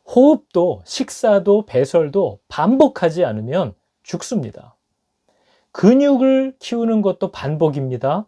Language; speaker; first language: Korean; native; Korean